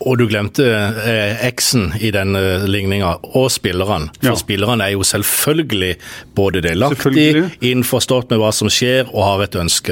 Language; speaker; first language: Norwegian; native; Norwegian